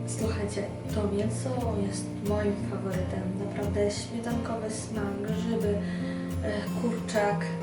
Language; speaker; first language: Polish; non-native, fluent; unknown